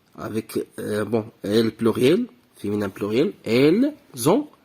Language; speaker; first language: French; non-native, local second language; Arabic